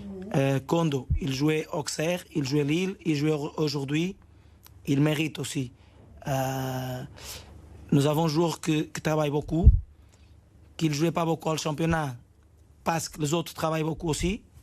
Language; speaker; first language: French; non-native, fluent; Portuguese